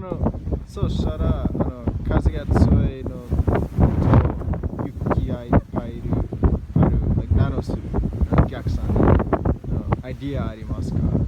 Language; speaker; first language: Japanese; non-native, learner; English